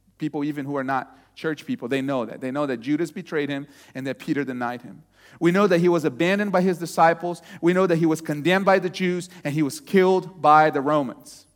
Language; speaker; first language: English; non-native, fluent; Portuguese